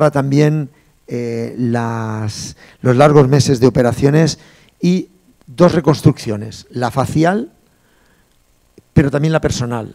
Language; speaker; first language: Spanish; native; Spanish